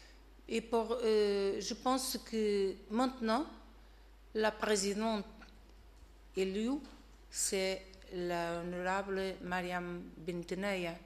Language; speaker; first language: French; non-native, learner; Portuguese